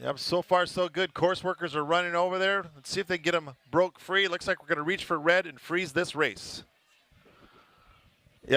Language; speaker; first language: English; native; English